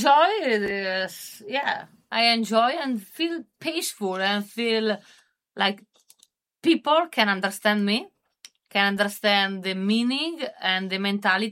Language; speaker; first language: English; non-native, learner; Italian